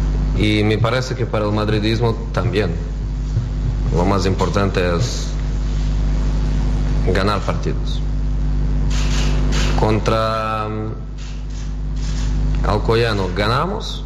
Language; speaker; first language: Spanish; non-native, fluent; Portuguese